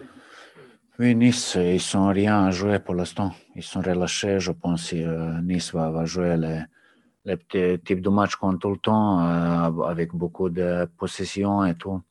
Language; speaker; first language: French; non-native, learner; Serbian